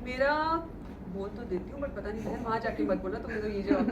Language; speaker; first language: Hindi; native; Hindi